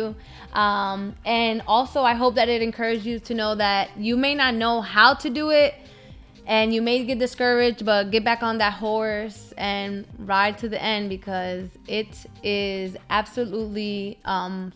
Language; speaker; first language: English; early bilingual, other home language; Spanish